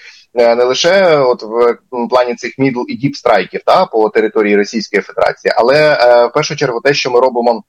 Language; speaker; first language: Ukrainian; native; Ukrainian